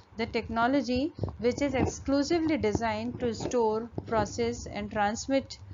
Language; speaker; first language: English; non-native, local second language; Hindi